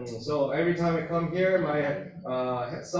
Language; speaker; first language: English; non-native, learner; Korean